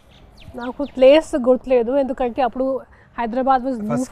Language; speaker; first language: Telugu; non-native, local second language; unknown